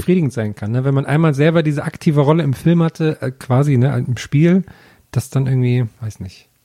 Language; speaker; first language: German; native; German